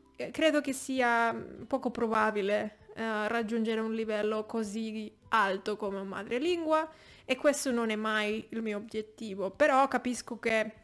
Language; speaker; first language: Italian; non-native, fluent; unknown